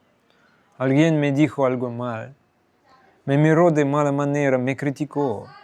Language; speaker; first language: Spanish; non-native, fluent; Russian